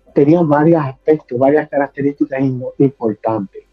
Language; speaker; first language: Spanish; native; Spanish